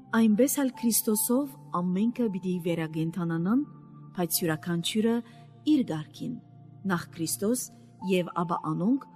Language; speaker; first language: Armenian; native; Armenian